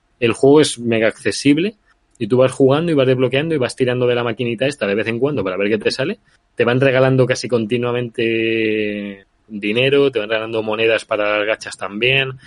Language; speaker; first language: Spanish; native; Spanish